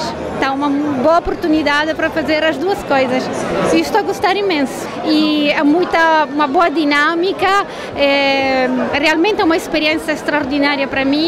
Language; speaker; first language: Portuguese; non-native, fluent; Italian